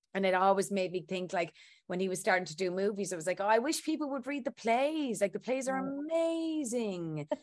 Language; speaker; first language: English; native; English